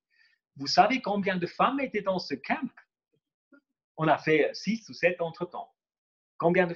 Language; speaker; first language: French; non-native, local second language; German